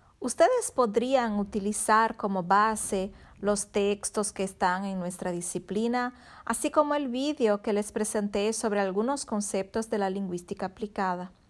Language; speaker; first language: Spanish; non-native, fluent; Portuguese